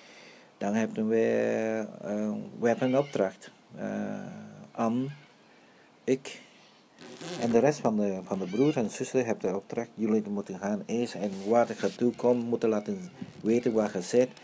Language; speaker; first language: Dutch; early bilingual, other home language; Vietnamese